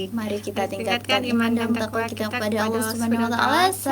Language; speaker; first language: Indonesian; native; Indonesian